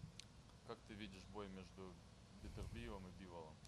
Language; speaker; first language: Russian; non-native, fluent; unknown